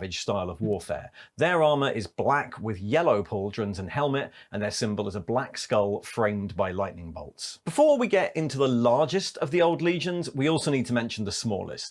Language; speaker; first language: English; native; English